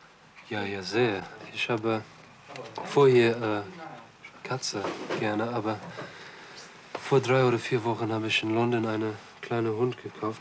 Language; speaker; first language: German; non-native, learner; English